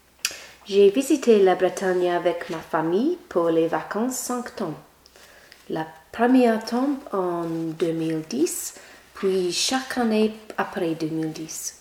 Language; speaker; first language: French; non-native, learner; English